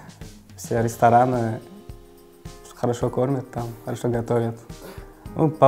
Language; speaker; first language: Russian; non-native, fluent; Uzbek